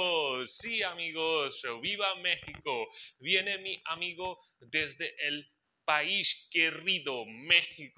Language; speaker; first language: Spanish; non-native, fluent; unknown